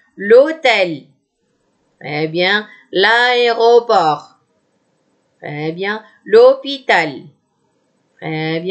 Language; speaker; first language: French; non-native, fluent; Indonesian